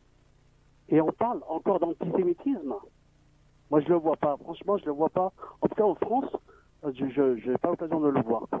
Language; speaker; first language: French; native; French